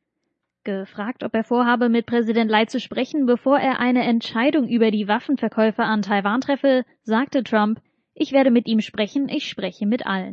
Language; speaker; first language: German; native; German